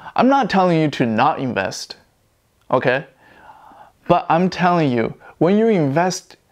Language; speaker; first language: English; non-native, fluent; Chinese